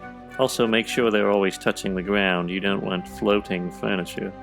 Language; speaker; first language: English; native; English